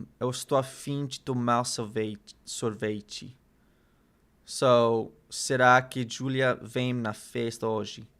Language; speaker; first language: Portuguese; non-native, learner; English